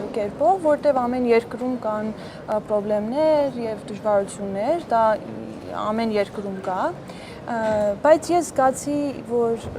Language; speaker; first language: Armenian; early bilingual, heritage; Armenian